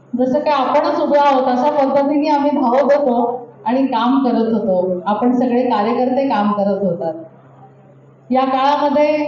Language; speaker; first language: Marathi; native; Marathi